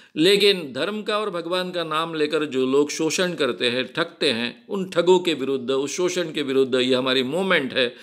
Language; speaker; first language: Hindi; non-native, local second language; Marathi